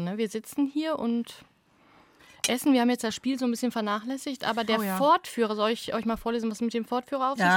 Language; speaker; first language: German; native; German